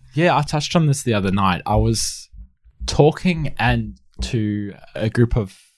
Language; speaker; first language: English; native; English